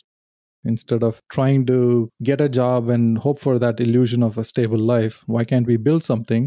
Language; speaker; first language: English; non-native, local second language; Tamil